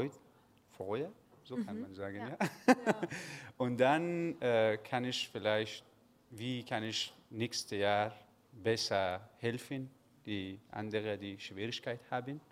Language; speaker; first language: German; non-native, learner; Arabic